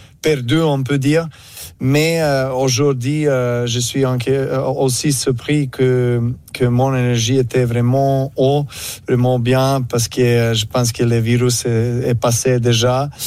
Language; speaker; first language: French; non-native, learner; Serbian